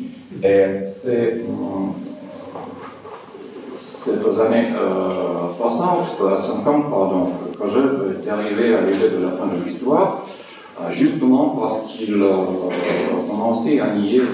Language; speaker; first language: French; non-native, fluent; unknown